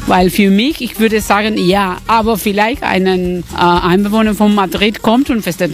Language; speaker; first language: German; non-native, learner; Catalan